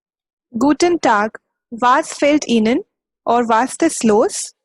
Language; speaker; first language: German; non-native, learner; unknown